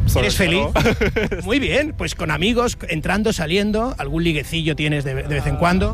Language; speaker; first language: Spanish; native; Spanish